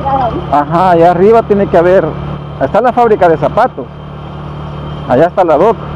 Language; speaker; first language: Spanish; native; Spanish